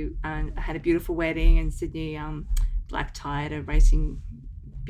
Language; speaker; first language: English; native; English